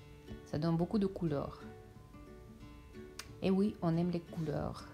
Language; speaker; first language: French; non-native, fluent; Russian